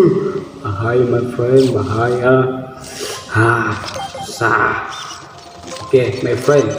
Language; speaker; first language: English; non-native, learner; Indonesian